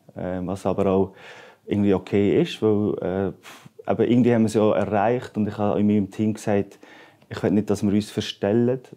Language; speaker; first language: German; native; German